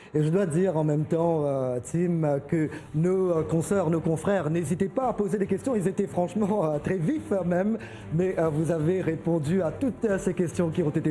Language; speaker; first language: French; native; French